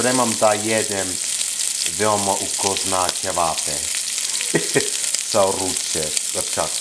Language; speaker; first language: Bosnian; non-native, learner; English